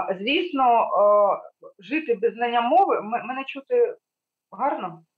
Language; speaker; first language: Ukrainian; non-native, local second language; Russian